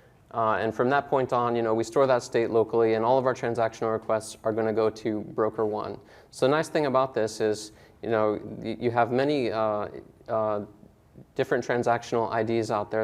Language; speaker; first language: English; native; English